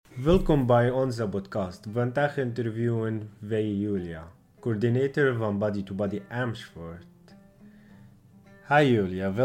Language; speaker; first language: Dutch; non-native, learner; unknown